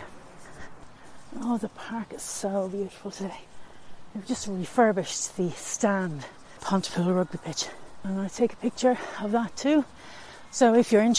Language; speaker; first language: English; native; English